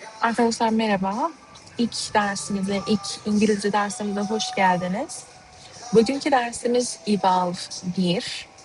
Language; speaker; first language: Turkish; non-native, fluent; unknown